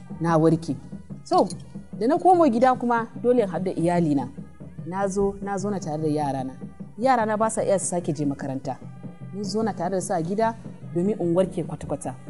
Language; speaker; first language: Hausa; non-native, local second language; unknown